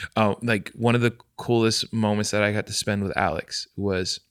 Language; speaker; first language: English; native; English